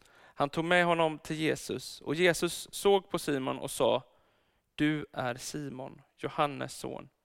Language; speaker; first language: Swedish; native; Swedish